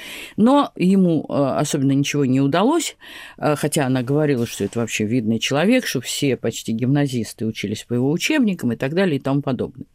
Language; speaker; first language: Russian; native; Russian